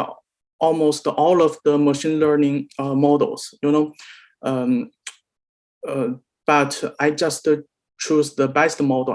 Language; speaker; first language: English; non-native, learner; Chinese